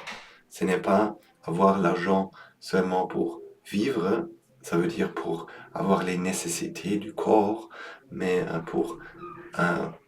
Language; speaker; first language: French; non-native, learner; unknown